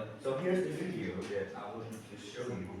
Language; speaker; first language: English; non-native, learner; Indonesian